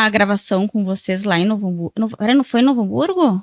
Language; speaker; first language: Portuguese; native; Portuguese